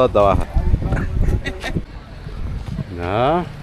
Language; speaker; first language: Finnish; non-native, learner; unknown